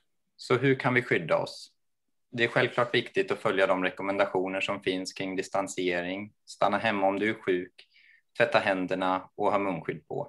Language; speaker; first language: Swedish; native; Swedish